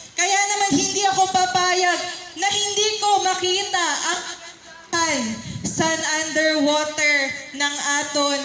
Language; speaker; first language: Filipino; non-native, local second language; Masbatenyo